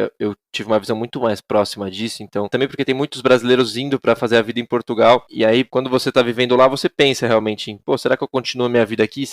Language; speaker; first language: Portuguese; native; Portuguese